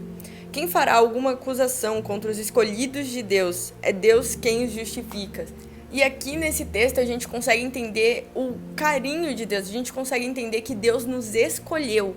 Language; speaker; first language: Portuguese; native; Portuguese